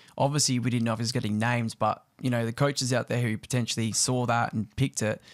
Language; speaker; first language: English; native; English